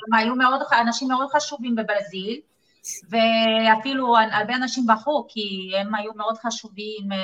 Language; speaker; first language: Hebrew; non-native, fluent; Portuguese